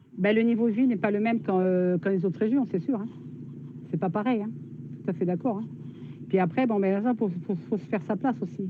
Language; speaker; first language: French; native; French